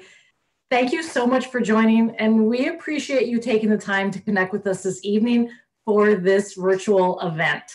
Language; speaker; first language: English; native; English